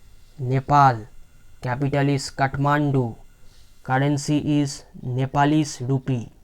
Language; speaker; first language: English; non-native, local second language; Bangla